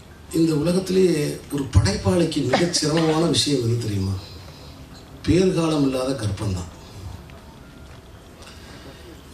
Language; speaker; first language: Tamil; native; Tamil